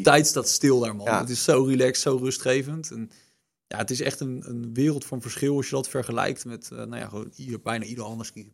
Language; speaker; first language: Dutch; native; Dutch